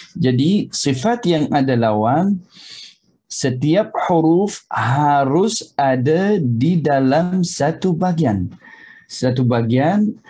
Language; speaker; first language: Malay; non-native, fluent; Arabic